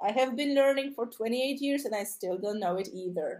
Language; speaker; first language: English; non-native, fluent; Polish